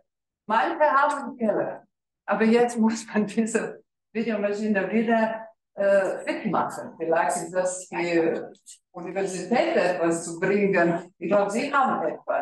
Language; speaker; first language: German; non-native, fluent; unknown